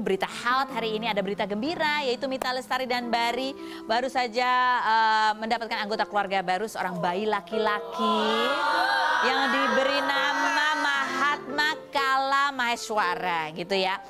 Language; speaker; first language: Indonesian; native; Indonesian